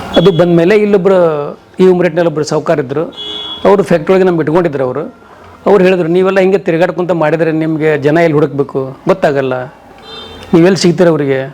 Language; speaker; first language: Kannada; native; Kannada